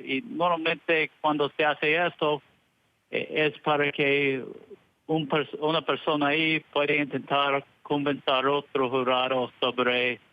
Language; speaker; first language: Spanish; non-native, fluent; English